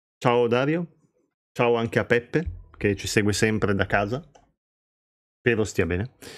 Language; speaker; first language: Italian; native; Italian